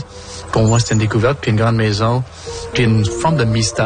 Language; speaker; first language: French; native; French